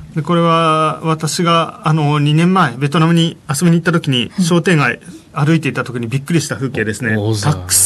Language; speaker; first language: Vietnamese; non-native, learner; Japanese